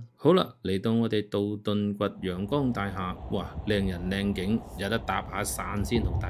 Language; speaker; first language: Cantonese; native; Cantonese